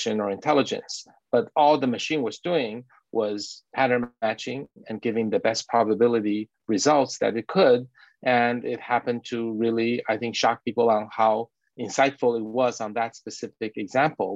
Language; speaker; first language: English; native; English